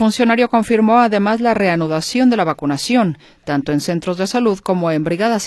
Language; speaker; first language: Spanish; native; Spanish